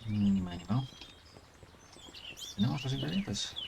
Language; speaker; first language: Spanish; early bilingual, heritage; Spanish